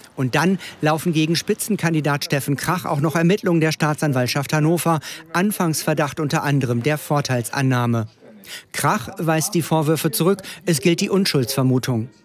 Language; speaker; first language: German; native; German